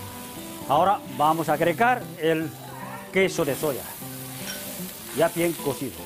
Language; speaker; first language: Spanish; non-native, fluent; Chinese